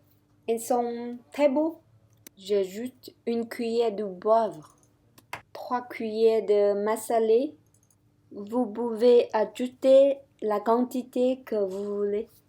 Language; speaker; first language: French; non-native, fluent; Vietnamese